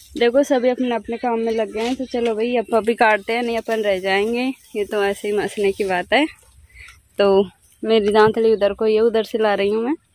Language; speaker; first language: Hindi; native; Hindi